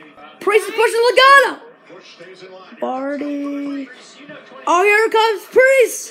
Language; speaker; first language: English; native; English